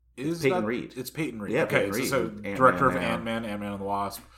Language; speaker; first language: English; native; English